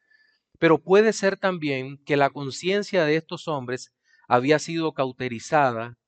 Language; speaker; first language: Spanish; native; Spanish